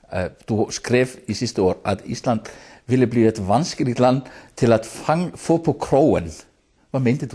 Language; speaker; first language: Danish; non-native, fluent; Icelandic